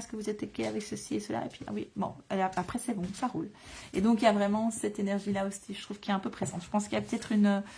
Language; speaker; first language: French; native; French